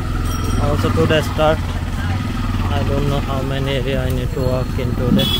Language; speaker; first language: English; non-native, learner; Bangla